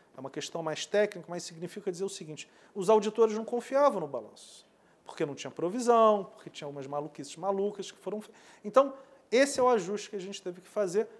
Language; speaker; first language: Portuguese; native; Portuguese